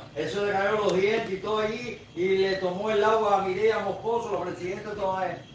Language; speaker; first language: Spanish; native; Spanish